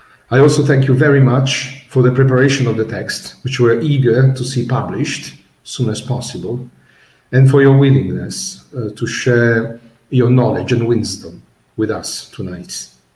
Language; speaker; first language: English; non-native, fluent; Italian